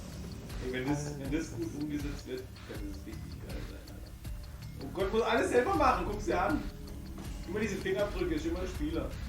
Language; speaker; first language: German; native; German